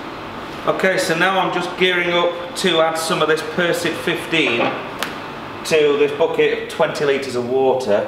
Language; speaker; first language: English; native; English